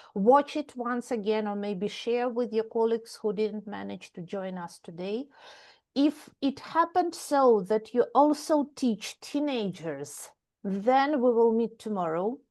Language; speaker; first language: English; non-native, fluent; Ukrainian